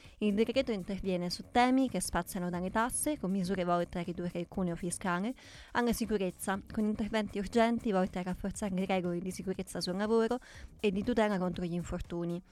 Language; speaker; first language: Italian; native; Italian